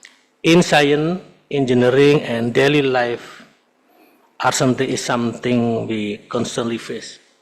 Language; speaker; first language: English; non-native, fluent; Indonesian